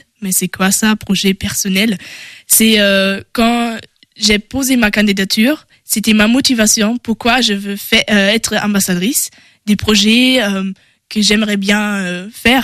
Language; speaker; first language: French; non-native, learner; German